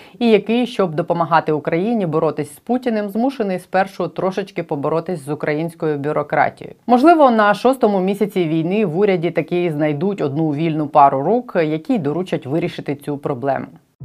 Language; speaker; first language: Ukrainian; native; Ukrainian